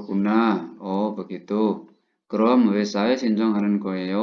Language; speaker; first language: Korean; non-native, fluent; Indonesian